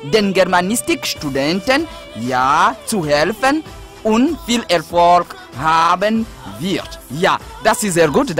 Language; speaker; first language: German; non-native, fluent; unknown